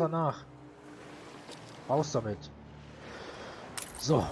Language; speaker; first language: German; native; German